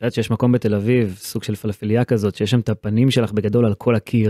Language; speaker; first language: Hebrew; native; Hebrew